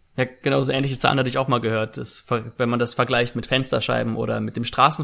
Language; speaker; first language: German; native; German